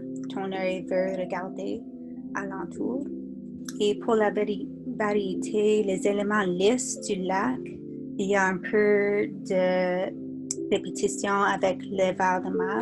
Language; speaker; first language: French; non-native, fluent; English